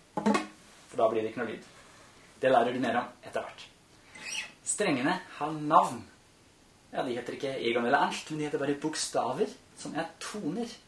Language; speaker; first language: Norwegian; non-native, fluent; German